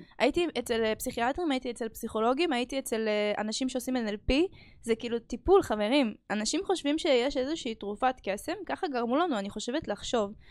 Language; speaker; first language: Hebrew; early bilingual, other home language; Russian